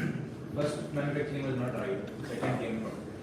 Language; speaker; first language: English; non-native, local second language; Hindi